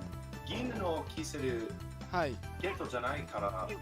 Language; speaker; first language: Japanese; non-native, learner; English